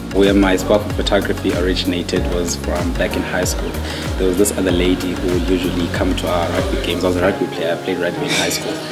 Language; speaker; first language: English; non-native, local second language; Xhosa